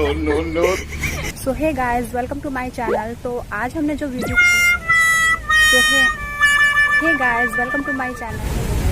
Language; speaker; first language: Hindi; native; Hindi